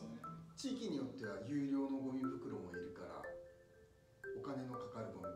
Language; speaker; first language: Japanese; native; Japanese